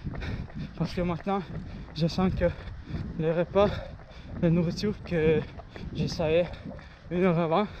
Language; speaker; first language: French; non-native, learner; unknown